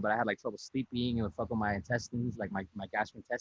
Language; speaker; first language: English; native; English